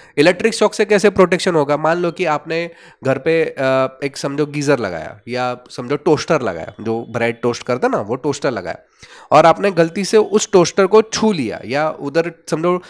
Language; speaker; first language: Hindi; non-native, local second language; Gujarati